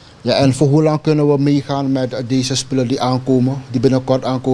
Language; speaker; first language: Dutch; non-native, local second language; Sranan Tongo